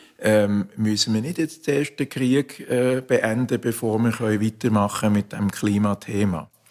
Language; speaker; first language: German; native; German